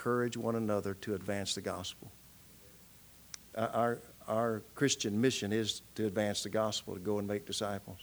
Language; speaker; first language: English; native; English